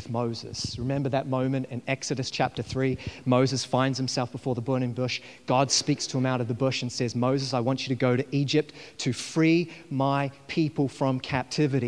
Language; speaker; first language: English; native; English